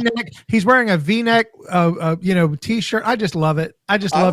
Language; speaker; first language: English; native; English